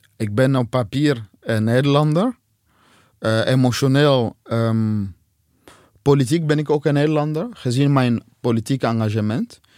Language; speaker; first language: Dutch; non-native, fluent; Swahili